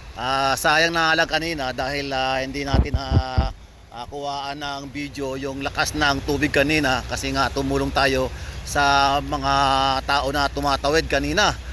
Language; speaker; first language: Filipino; native; Filipino